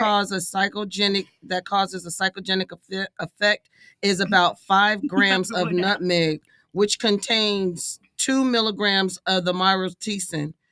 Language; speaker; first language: English; native; English